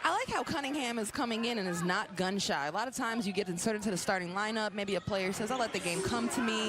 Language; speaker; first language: English; native; English